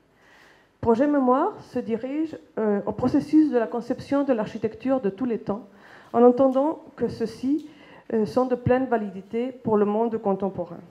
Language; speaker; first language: French; non-native, fluent; Spanish